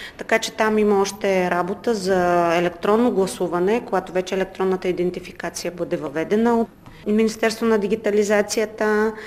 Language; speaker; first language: Bulgarian; native; Bulgarian